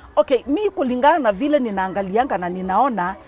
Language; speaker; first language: Swahili; non-native, local second language; Kamba